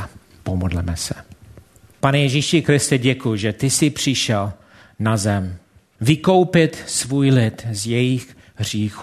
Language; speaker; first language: Czech; non-native, fluent; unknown